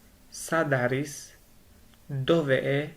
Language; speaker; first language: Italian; non-native, learner; Georgian